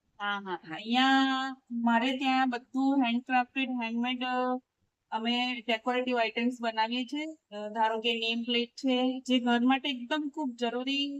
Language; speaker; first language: Gujarati; native; Gujarati